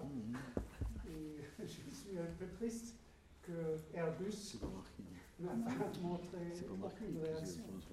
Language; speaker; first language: French; non-native, fluent; German